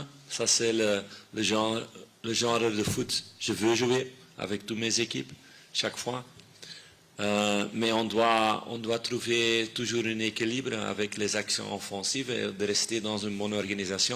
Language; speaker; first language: French; non-native, fluent; Dutch